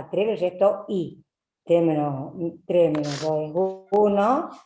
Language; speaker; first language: Spanish; native; Spanish